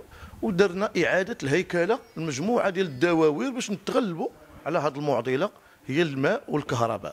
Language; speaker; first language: Arabic; native; Arabic